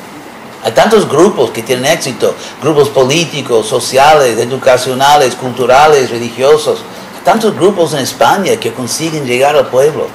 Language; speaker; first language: Spanish; non-native, fluent; English